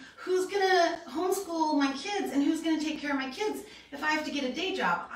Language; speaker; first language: English; native; English